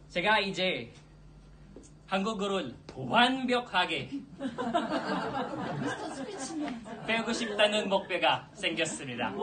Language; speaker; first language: Korean; non-native, learner; Filipino